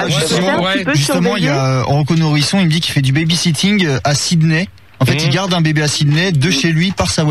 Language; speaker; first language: French; native; French